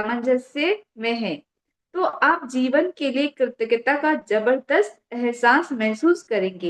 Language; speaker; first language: Hindi; native; Hindi